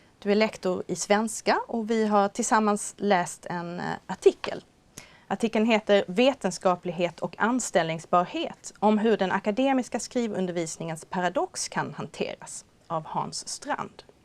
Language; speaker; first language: Swedish; native; Swedish